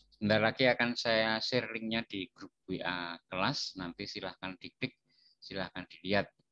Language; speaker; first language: Indonesian; non-native, local second language; Javanese